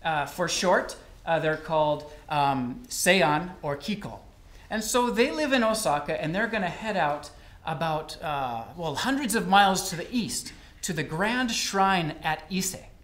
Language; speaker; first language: English; native; English